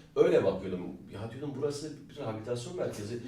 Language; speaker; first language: Turkish; native; Turkish